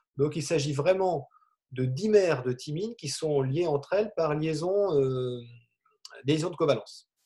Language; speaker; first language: French; native; French